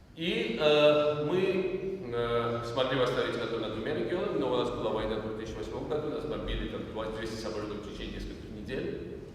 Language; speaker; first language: Russian; non-native, local second language; Georgian